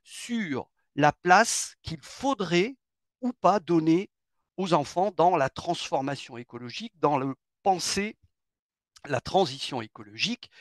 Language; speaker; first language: French; native; French